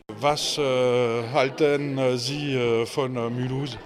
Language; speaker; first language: German; non-native, learner; French